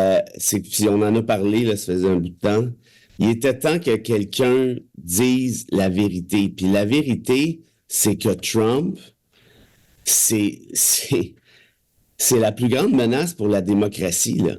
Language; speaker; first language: French; native; French